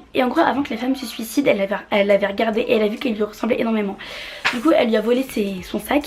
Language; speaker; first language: French; native; French